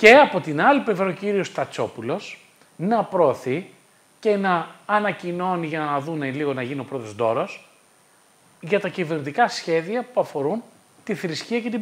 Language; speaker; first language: Greek; native; Greek